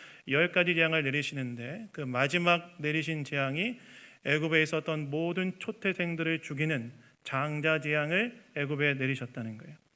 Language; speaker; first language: Korean; native; Korean